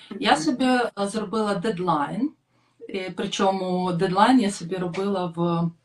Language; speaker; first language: Ukrainian; non-native, local second language; Russian